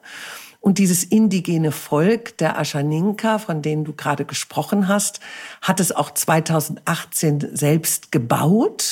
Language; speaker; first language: German; native; German